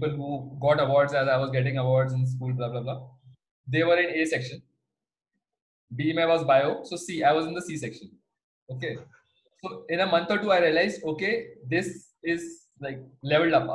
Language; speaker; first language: English; non-native, local second language; Hindi